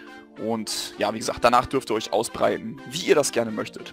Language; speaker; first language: German; native; German